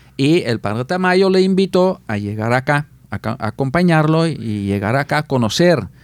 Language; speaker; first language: Spanish; non-native, fluent; Dutch